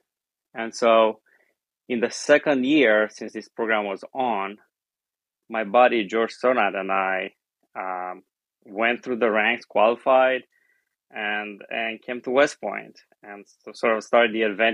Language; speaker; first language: English; non-native, fluent; Romanian